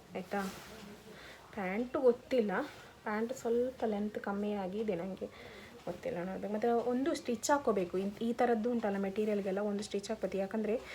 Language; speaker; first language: Kannada; non-native, local second language; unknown